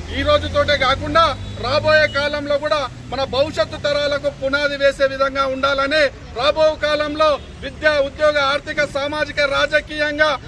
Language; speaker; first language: Telugu; native; Telugu